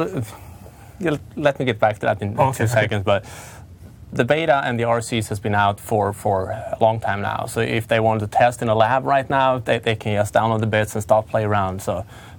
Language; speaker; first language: English; non-native, fluent; Swedish